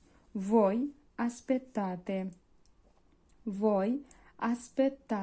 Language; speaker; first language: Italian; non-native, fluent; Bangla